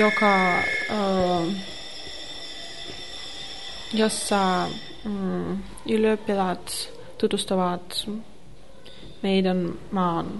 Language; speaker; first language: Finnish; non-native, learner; Russian